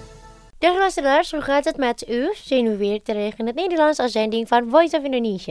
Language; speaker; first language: Dutch; non-native, fluent; Indonesian